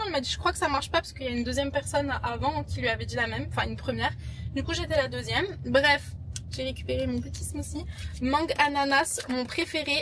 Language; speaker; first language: French; native; French